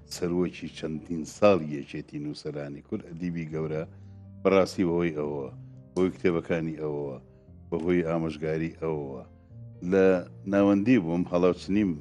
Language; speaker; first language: Central Kurdish; native; Central Kurdish